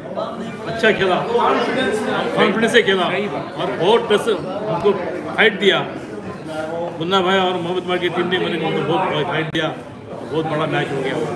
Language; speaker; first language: Hindi; non-native, local second language; Marathi